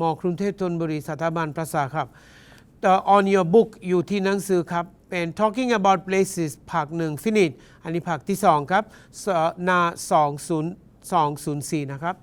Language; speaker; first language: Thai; non-native, learner; English